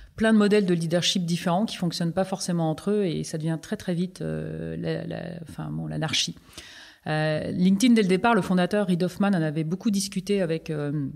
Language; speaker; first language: French; native; French